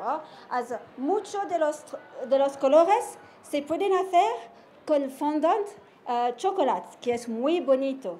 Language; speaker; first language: Spanish; non-native, learner; French